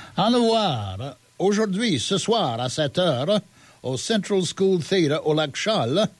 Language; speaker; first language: French; early bilingual, heritage; French